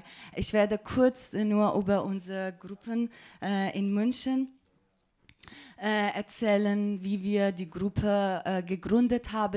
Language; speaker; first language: German; non-native, fluent; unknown